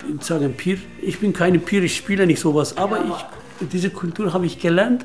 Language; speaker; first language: German; non-native, learner; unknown